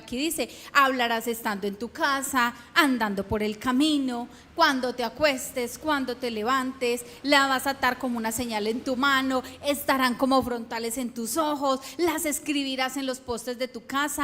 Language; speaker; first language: Spanish; native; Spanish